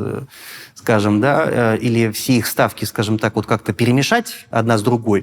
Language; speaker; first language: Russian; native; Russian